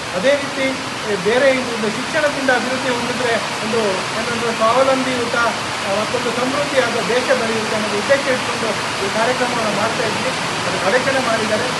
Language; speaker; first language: Kannada; native; Kannada